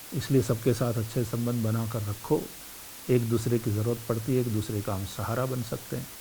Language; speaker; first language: Hindi; non-native, local second language; Gujarati